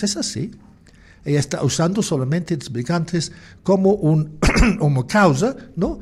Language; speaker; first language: Spanish; non-native, learner; English